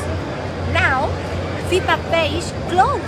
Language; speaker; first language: English; non-native, learner; Spanish